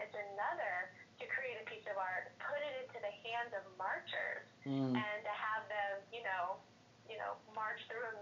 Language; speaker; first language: English; native; English